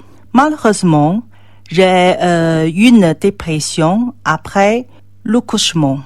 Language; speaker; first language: French; non-native, learner; Chinese